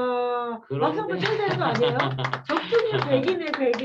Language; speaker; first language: Korean; native; Korean